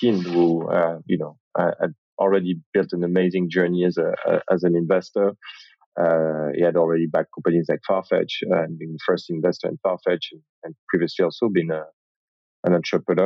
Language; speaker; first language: English; non-native, fluent; French